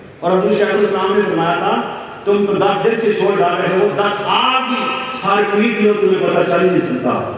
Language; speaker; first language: Urdu; non-native, local second language; Punjabi